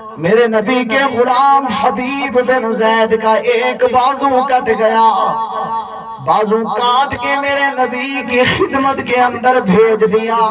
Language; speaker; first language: Urdu; non-native, local second language; Saraiki